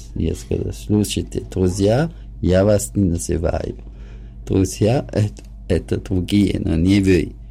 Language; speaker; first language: Russian; non-native, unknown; German